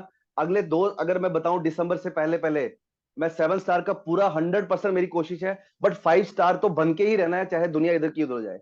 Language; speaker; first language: Hindi; native; Hindi